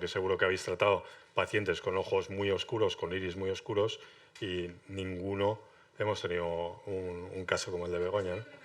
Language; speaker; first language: Spanish; native; Spanish